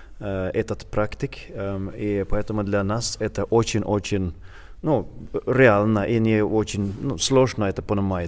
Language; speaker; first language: Russian; non-native, learner; Swedish